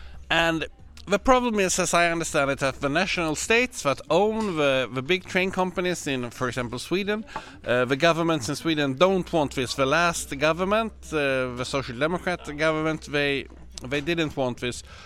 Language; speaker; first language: English; non-native, fluent; Swedish